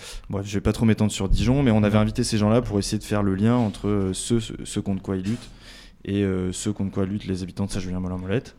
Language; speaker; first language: French; native; French